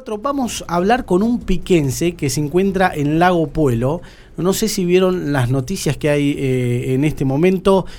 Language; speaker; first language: Spanish; native; Spanish